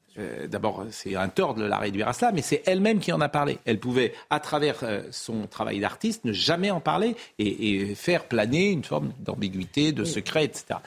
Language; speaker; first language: French; native; French